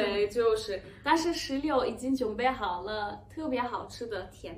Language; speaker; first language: Chinese; non-native, fluent; Persian